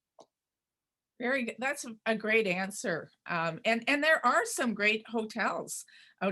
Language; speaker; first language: English; native; English